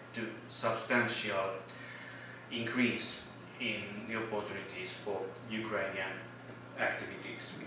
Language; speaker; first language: English; non-native, fluent; Finnish